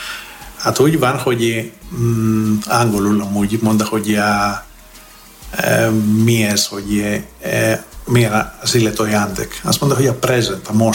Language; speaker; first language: Hungarian; non-native, fluent; Greek